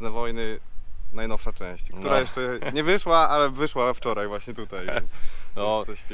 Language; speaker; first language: Polish; native; Polish